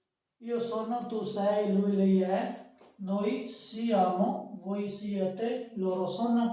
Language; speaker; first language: Italian; non-native, fluent; Urdu